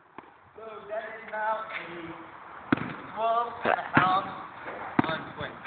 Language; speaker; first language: English; non-native, learner; Dutch